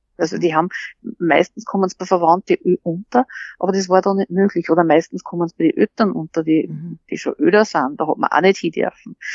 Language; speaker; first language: German; native; German